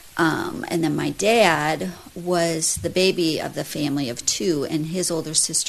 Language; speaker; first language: English; native; English